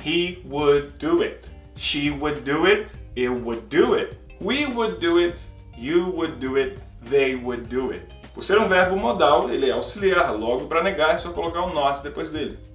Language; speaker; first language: English; non-native, fluent; Portuguese